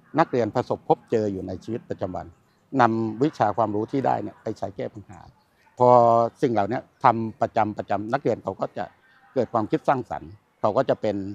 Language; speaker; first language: Thai; native; Thai